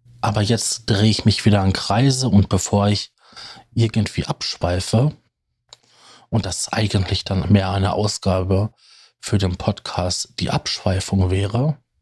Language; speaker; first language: German; native; German